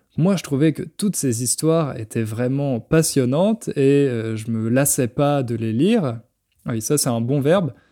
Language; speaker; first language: French; native; French